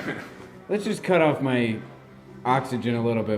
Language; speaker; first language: English; native; English